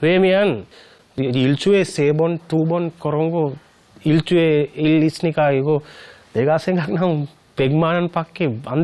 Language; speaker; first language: Korean; non-native, learner; Sinhala